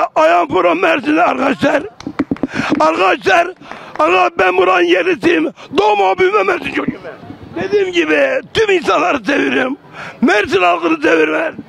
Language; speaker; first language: Turkish; native; Turkish